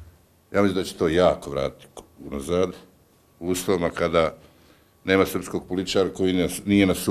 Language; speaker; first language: Croatian; native; Croatian